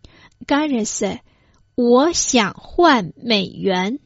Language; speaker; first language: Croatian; non-native, fluent; Chinese